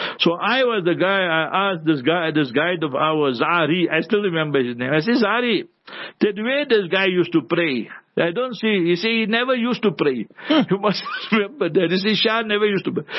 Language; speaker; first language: English; early bilingual, other home language; Urdu